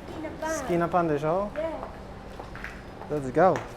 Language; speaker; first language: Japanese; non-native, fluent; English